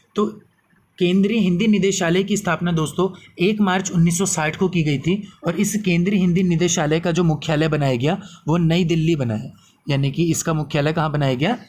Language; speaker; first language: Hindi; native; Hindi